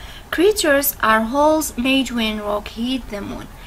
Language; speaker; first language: English; non-native, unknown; Central Kurdish